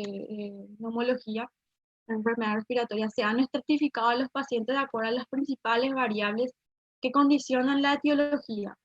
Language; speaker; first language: Spanish; native; Spanish